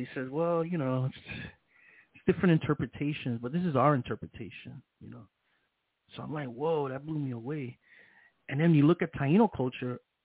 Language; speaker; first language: English; early bilingual, other home language; Spanish